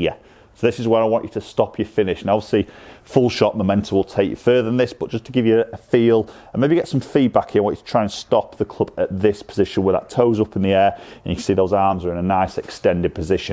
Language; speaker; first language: English; native; English